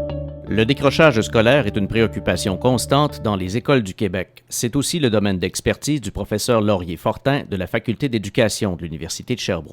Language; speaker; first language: French; native; French